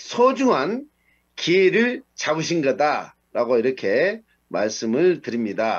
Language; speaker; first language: Korean; native; Korean